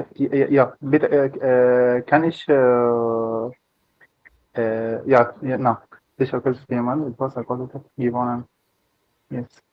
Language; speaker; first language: German; non-native, learner; Arabic